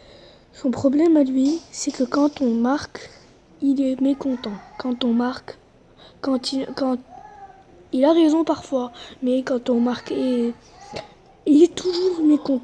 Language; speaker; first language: French; non-native, local second language; Arabic